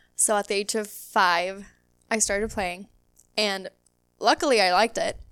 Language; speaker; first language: English; non-native, fluent; Swedish